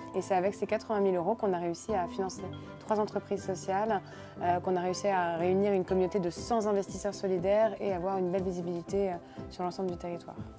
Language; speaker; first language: French; native; French